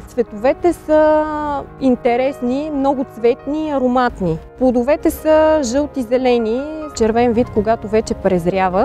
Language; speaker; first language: Bulgarian; native; Bulgarian